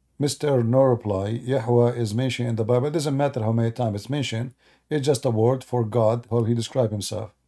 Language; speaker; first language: English; non-native, fluent; Arabic